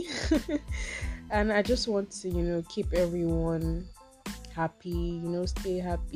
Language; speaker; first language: English; non-native, local second language; Yoruba